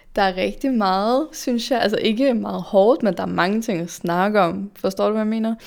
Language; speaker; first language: Danish; early bilingual, other home language; Arabic